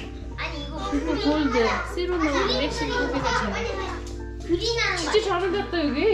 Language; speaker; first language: Korean; non-native, fluent; Uzbek